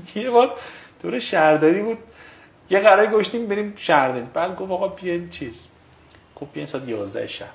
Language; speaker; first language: Persian; early bilingual, other home language; Kashmiri